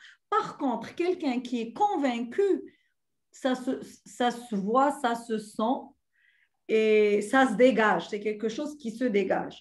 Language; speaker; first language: French; non-native, local second language; Arabic